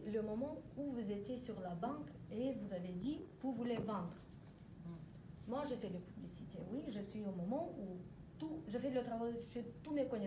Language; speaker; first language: French; non-native, learner; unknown